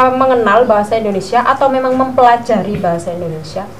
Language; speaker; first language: Indonesian; native; Indonesian